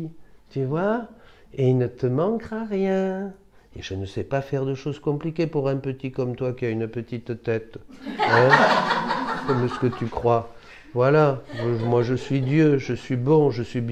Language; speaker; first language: French; native; French